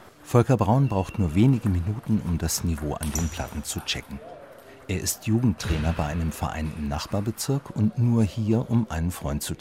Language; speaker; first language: German; native; German